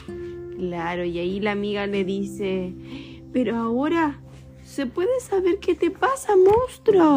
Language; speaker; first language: Spanish; native; Spanish